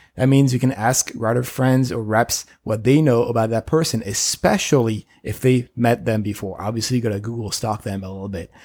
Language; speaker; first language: English; non-native, fluent; French